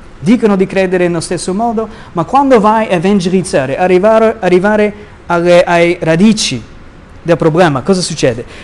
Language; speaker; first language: Italian; non-native, fluent; English